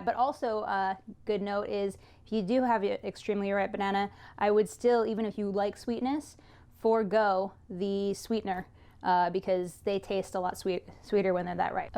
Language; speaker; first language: English; native; English